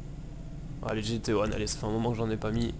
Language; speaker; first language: French; native; French